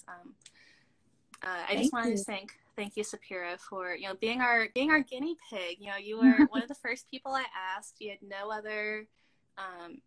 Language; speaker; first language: English; native; English